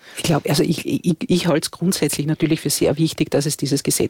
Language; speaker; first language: German; native; German